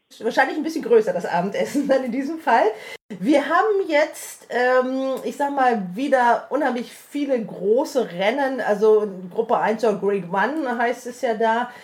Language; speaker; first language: German; native; German